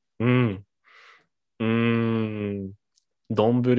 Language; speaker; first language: Japanese; non-native, learner; German